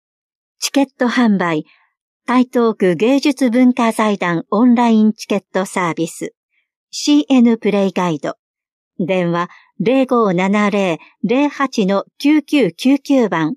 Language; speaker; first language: Japanese; native; Japanese